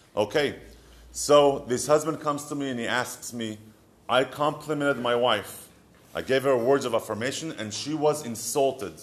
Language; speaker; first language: English; non-native, fluent; Hebrew